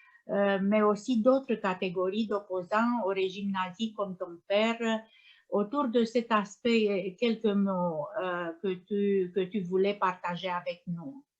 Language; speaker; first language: French; non-native, learner; Romanian